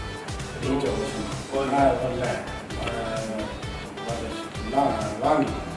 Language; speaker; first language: Chinese; non-native, learner; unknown